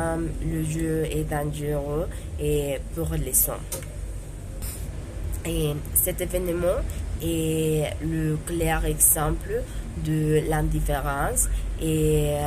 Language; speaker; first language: French; non-native, learner; Spanish